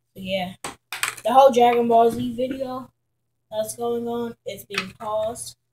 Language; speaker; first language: English; native; English